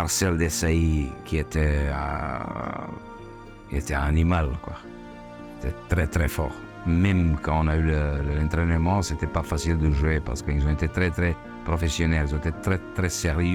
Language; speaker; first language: French; non-native, fluent; Serbian